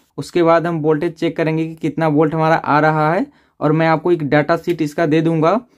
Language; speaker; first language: Hindi; native; Hindi